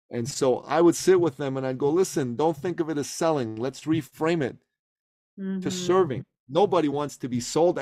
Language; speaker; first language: English; early bilingual, other home language; Persian